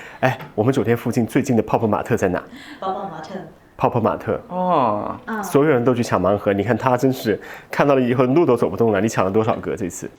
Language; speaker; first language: Chinese; native; Chinese